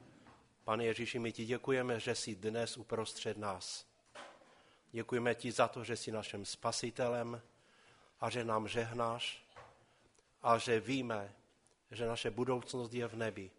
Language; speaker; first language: Czech; non-native, local second language; Polish